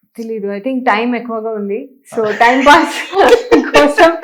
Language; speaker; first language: Telugu; non-native, learner; Hindi